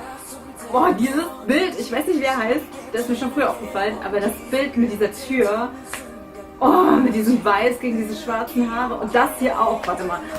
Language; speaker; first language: German; native; German